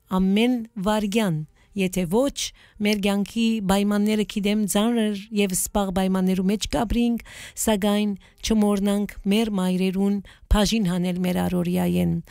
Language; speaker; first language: Armenian; native; Armenian